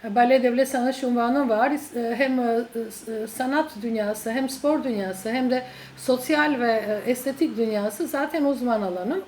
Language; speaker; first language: Turkish; non-native, fluent; Albanian